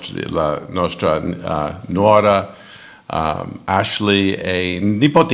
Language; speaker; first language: Italian; early bilingual, heritage; Italian